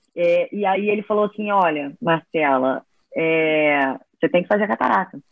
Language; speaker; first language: Portuguese; native; Portuguese